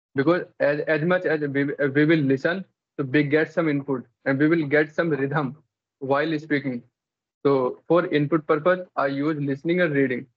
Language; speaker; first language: English; non-native, local second language; Hindi